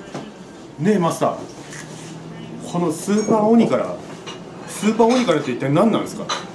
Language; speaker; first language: Japanese; native; Japanese